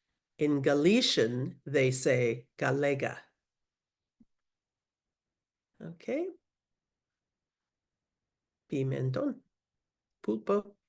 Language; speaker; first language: Spanish; non-native, learner; English